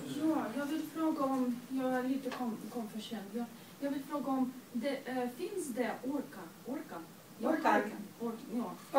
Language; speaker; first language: Swedish; non-native, learner; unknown